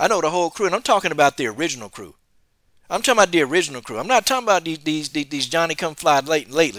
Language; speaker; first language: English; native; English